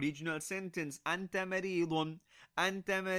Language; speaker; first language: Arabic; non-native, fluent; English